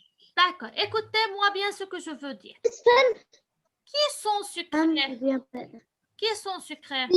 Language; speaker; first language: French; non-native, local second language; Arabic